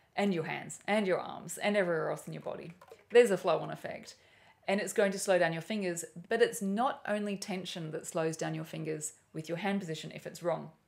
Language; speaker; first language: English; native; English